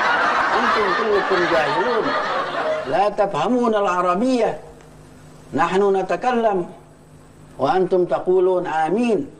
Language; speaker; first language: Arabic; non-native, learner; Indonesian